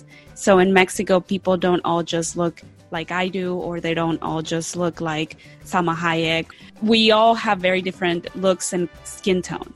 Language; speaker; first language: English; early bilingual, other home language; Spanish